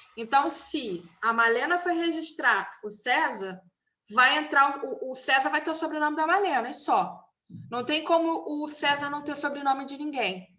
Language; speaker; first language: Portuguese; native; Portuguese